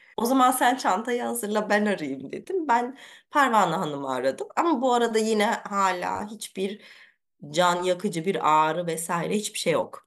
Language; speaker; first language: Turkish; early bilingual, heritage; Turkish